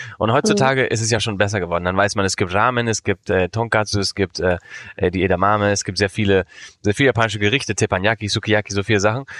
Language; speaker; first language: German; early bilingual, heritage; German